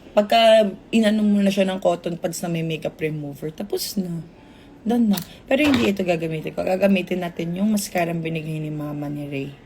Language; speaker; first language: Filipino; native; Filipino